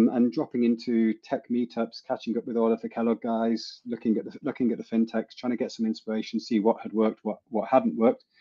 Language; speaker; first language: English; native; English